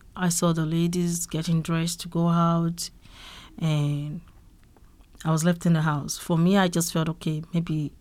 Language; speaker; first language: English; non-native, local second language; Yoruba